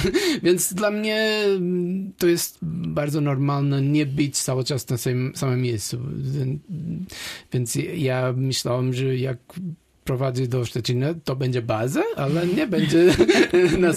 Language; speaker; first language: Polish; non-native, learner; Portuguese